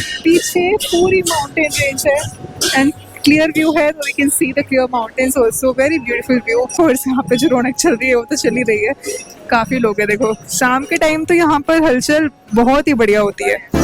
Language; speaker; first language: Hindi; native; Hindi